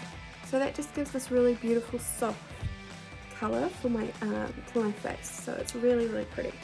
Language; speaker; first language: English; native; English